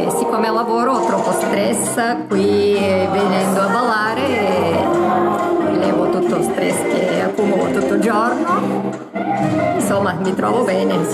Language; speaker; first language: Italian; non-native, fluent; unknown